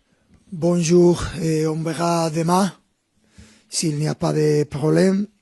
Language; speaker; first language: French; non-native, fluent; Spanish